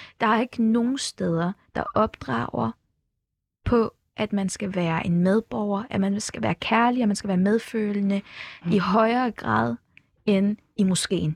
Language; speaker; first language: Danish; early bilingual, other home language; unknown